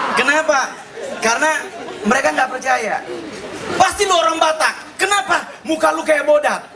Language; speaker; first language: Indonesian; native; Indonesian